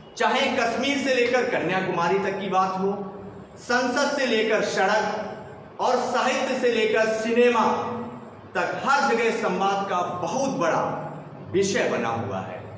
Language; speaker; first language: Hindi; native; Hindi